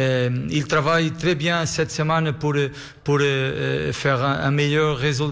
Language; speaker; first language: French; non-native, learner; Portuguese